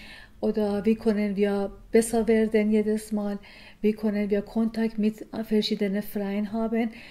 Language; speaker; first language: German; non-native, learner; Persian